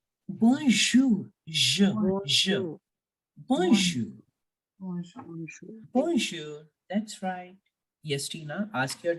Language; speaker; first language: French; non-native, fluent; Hindi